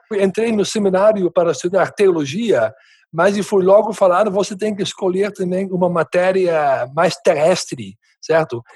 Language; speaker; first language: Portuguese; non-native, fluent; Dutch